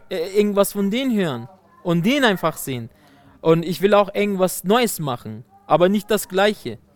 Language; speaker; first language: German; non-native, fluent; Persian